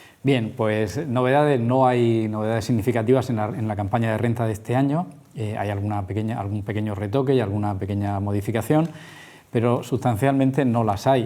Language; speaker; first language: Spanish; native; Spanish